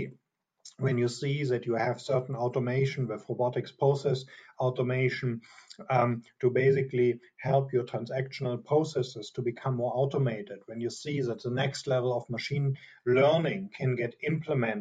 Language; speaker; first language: English; non-native, fluent; German